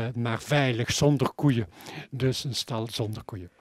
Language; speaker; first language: Dutch; native; Dutch